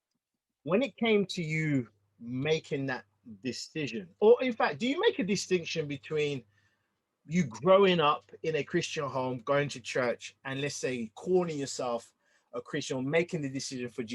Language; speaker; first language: English; native; English